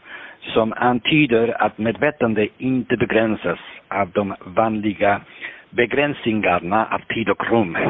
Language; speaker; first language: Swedish; non-native, fluent; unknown